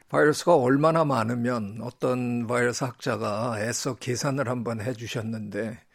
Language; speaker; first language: Korean; native; Korean